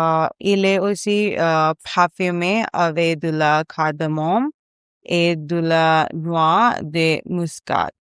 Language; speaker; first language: French; non-native, learner; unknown